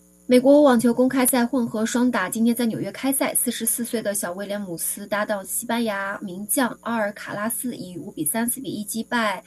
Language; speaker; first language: Chinese; native; Chinese